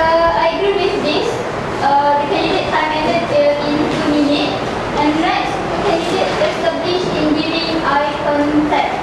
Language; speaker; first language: English; non-native, learner; Malay